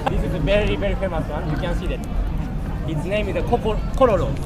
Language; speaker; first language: English; non-native, learner; Japanese